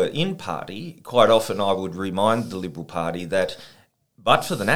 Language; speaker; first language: English; native; English